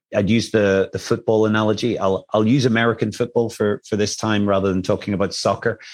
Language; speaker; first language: English; native; English